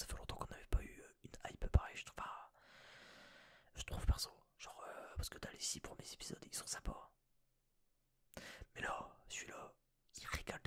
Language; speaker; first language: French; native; French